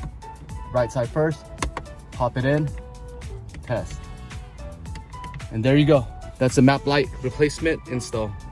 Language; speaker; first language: English; native; English